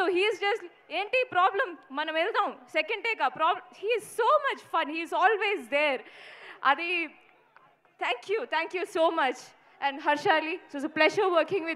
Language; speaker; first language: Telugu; non-native, local second language; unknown